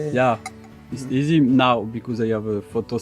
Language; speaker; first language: English; non-native, learner; French